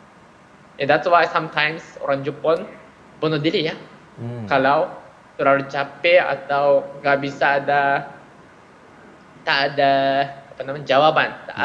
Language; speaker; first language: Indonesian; non-native, fluent; Japanese